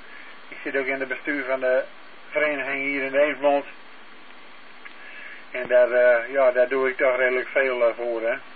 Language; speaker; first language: Dutch; native; Dutch